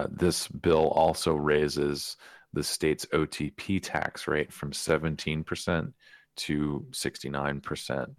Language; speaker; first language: English; native; English